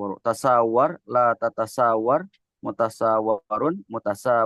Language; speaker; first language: Arabic; non-native, learner; Indonesian